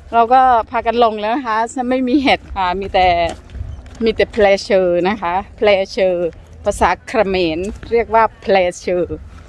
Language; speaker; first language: Thai; non-native, local second language; Northern Khmer